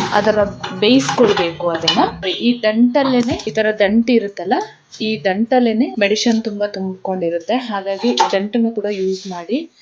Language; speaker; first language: Kannada; non-native, local second language; Kodava